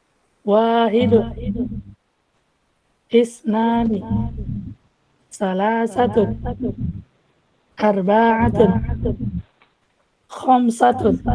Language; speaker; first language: Arabic; non-native, learner; Indonesian